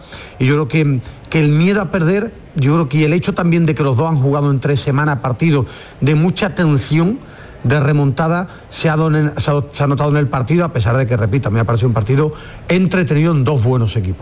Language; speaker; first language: Spanish; native; Spanish